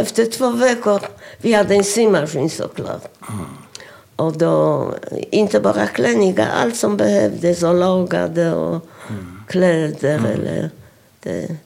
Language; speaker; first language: Swedish; non-native, fluent; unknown